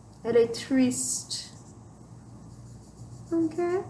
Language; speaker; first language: French; non-native, fluent; English